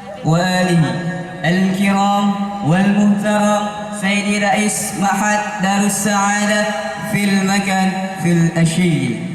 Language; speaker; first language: Arabic; non-native, learner; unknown